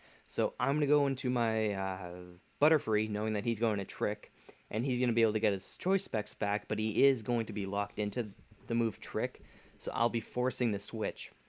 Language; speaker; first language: English; native; English